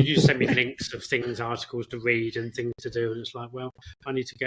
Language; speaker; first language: English; native; English